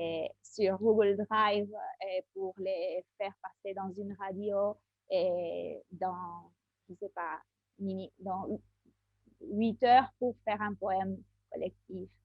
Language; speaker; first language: French; non-native, fluent; Spanish